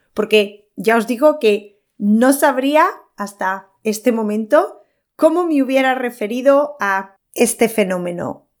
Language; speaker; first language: Spanish; native; Spanish